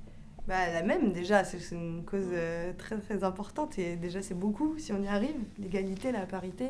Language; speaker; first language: French; early bilingual, other home language; Arabic